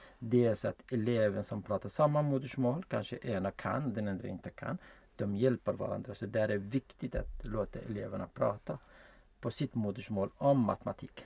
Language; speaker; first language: Swedish; non-native, fluent; Arabic